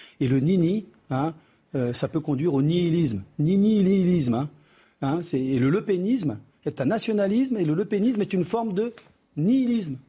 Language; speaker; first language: French; early bilingual, other home language; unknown